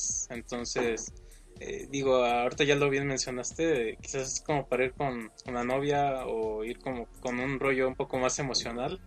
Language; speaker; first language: Spanish; native; Spanish